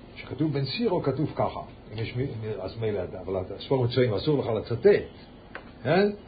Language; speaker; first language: Hebrew; early bilingual, heritage; Yiddish